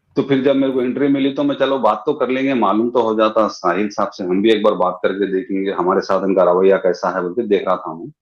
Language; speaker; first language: Hindi; non-native, local second language; Urdu